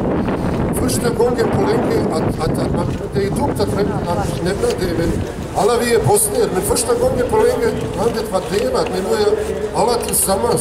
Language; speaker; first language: Swedish; non-native, fluent; Bosnian